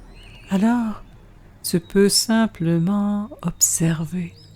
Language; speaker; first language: French; native; French